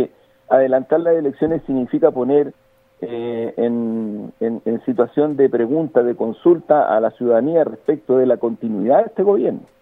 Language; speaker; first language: Spanish; native; Spanish